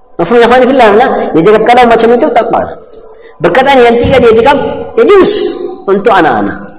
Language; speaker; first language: Malay; non-native, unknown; Arabic